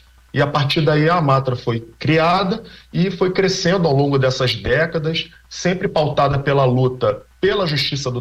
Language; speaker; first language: Portuguese; native; Portuguese